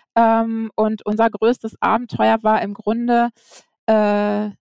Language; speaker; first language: German; native; German